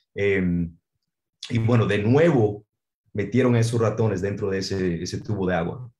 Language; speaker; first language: Spanish; early bilingual, heritage; Spanish